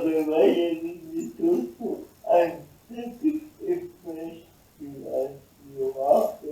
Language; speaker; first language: Basque; non-native, learner; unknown